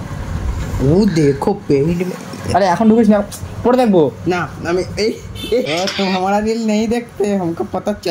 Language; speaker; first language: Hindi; non-native, local second language; Bangla